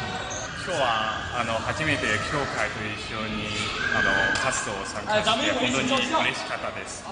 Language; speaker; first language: Japanese; non-native, learner; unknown